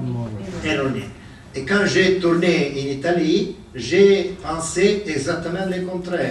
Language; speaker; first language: French; non-native, learner; Italian